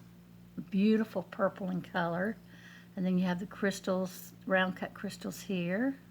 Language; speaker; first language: English; native; English